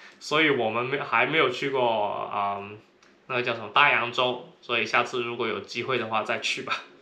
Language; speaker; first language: Chinese; non-native, local second language; Cantonese